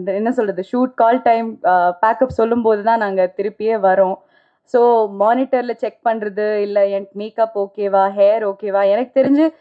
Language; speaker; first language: Tamil; non-native, local second language; Malayalam